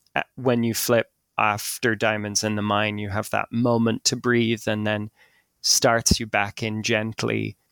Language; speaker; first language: English; native; English